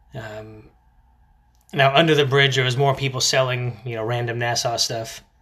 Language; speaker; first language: English; native; English